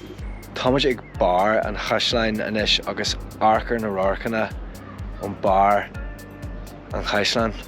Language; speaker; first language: Irish; non-native, local second language; English